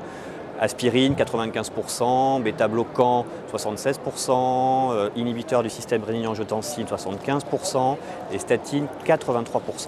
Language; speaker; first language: French; native; French